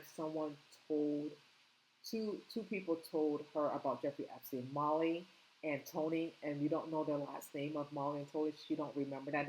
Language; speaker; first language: English; native; English